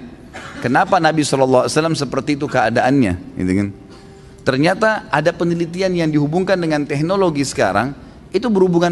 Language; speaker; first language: Indonesian; native; Indonesian